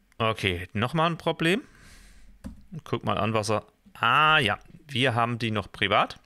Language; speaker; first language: German; native; German